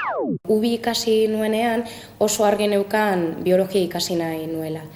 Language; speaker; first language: Basque; non-native, local second language; Spanish